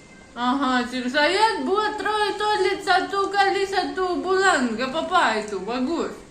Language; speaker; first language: Indonesian; non-native, learner; Russian